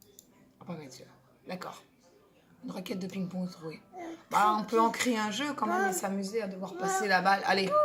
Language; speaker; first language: French; native; French